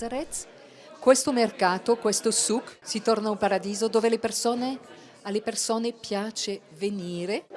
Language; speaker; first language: Italian; non-native, learner; Arabic